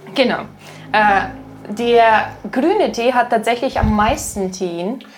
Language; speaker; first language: German; non-native, fluent; Russian